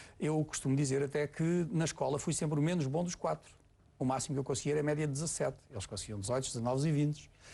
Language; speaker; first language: Portuguese; native; Portuguese